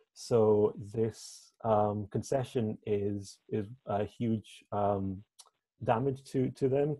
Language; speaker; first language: English; native; English